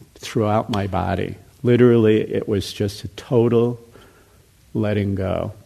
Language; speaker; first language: English; native; English